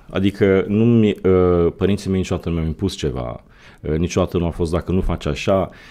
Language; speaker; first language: Romanian; native; Romanian